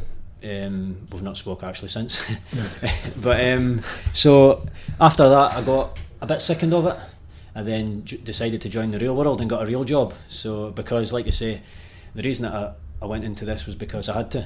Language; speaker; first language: English; native; English